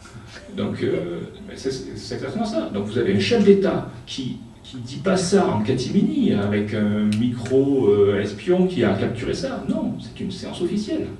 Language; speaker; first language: French; native; French